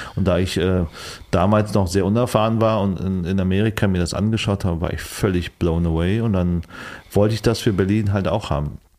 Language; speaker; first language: German; early bilingual, other home language; Vietnamese